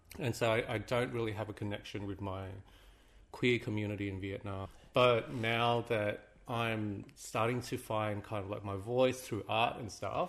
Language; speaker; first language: English; early bilingual, other home language; Vietnamese